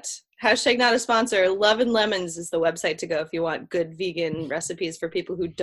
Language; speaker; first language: English; native; English